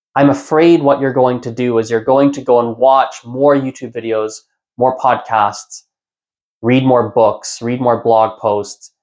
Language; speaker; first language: English; native; English